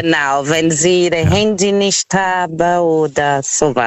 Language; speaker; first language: German; non-native, fluent; Portuguese